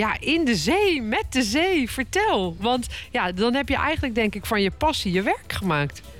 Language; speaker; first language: Dutch; native; Dutch